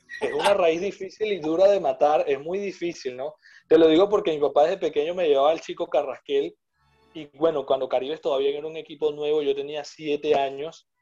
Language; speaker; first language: Spanish; native; Spanish